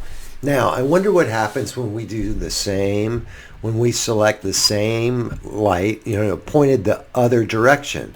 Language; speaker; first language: English; native; English